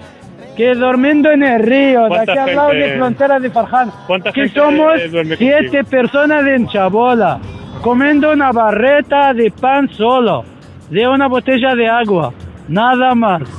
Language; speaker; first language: Spanish; early bilingual, other home language; Arabic